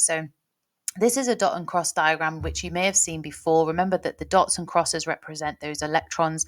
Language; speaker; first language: English; native; English